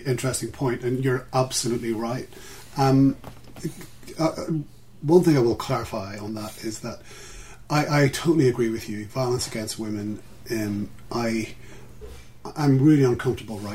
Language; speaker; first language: English; native; English